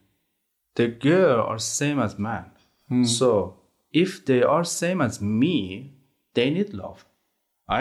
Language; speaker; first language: English; non-native, learner; Persian